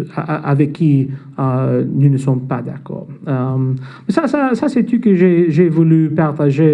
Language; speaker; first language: French; non-native, fluent; English